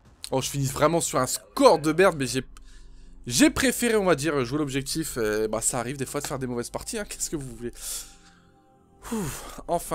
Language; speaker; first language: French; native; French